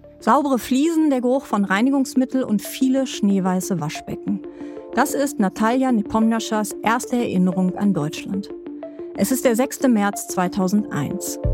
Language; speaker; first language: German; native; German